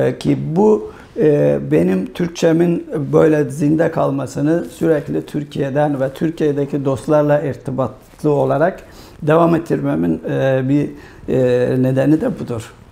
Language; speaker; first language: Turkish; non-native, fluent; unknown